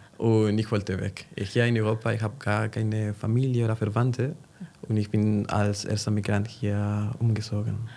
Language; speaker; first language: German; non-native, fluent; Spanish